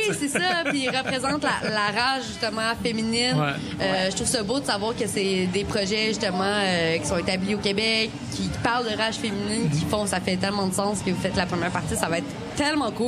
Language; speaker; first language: French; native; French